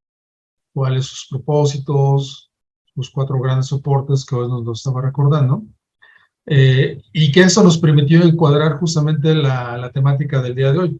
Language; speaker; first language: Spanish; native; Spanish